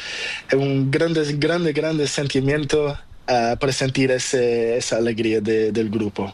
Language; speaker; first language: Spanish; non-native, local second language; Portuguese